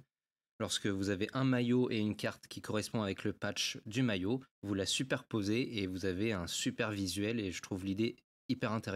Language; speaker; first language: French; native; French